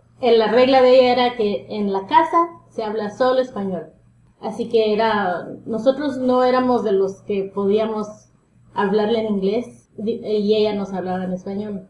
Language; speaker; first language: Spanish; early bilingual, heritage; Spanish